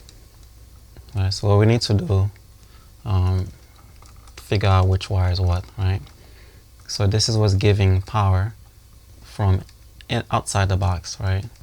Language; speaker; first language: English; native; English